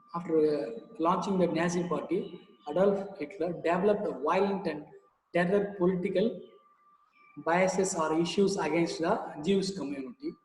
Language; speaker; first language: English; non-native, local second language; Tamil